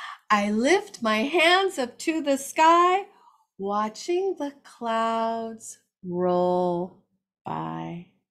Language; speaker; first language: English; native; English